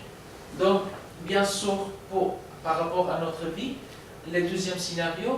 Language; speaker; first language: French; non-native, learner; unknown